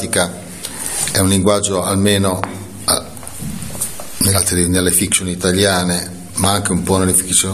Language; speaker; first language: Italian; native; Italian